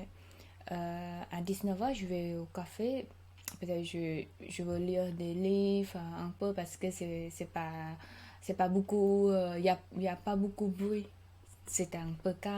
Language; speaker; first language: French; non-native, learner; Khmer